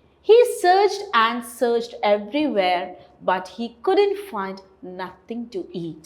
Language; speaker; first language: English; non-native, local second language; Malayalam